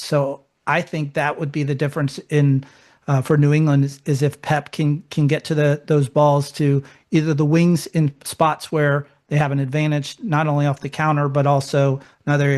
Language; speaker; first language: English; native; English